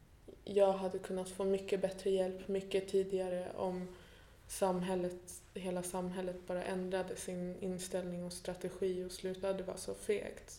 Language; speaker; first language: Swedish; early bilingual, other home language; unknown